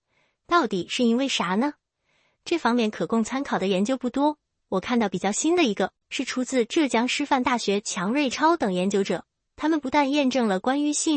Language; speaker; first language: Chinese; native; Chinese